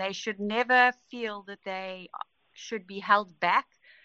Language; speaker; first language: English; native; English